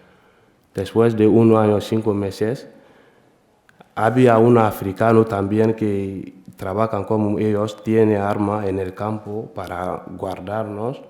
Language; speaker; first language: Spanish; non-native, learner; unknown